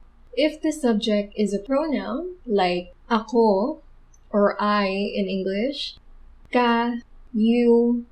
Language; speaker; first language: English; non-native, local second language; Filipino